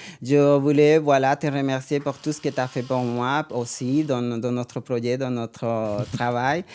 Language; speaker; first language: French; non-native, fluent; Spanish